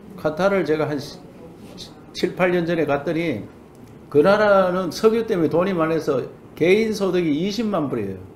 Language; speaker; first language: Korean; native; Korean